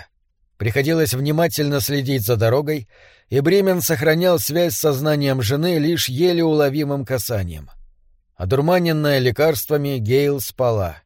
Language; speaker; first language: Russian; native; Russian